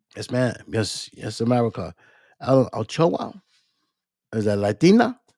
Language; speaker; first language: English; native; English